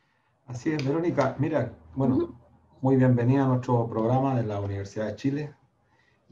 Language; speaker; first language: Spanish; native; Spanish